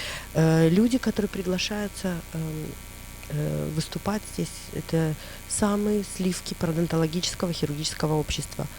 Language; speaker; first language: Russian; native; Russian